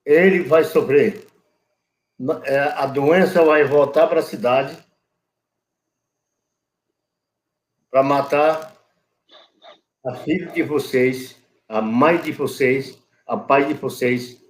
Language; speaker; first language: Portuguese; non-native, local second language; Yanomámi